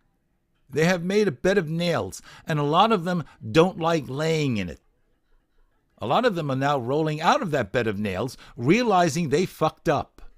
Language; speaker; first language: English; native; English